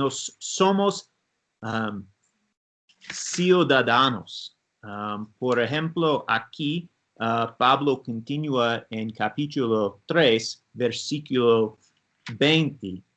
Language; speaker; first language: Spanish; non-native, learner; English